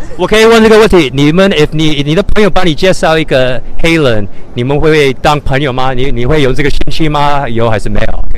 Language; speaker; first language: Chinese; early bilingual, other home language; English